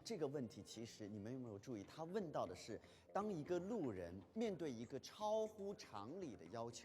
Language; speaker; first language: Chinese; native; Chinese